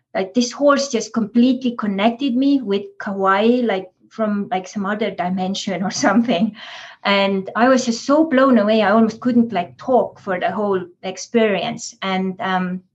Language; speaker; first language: English; non-native, fluent; Estonian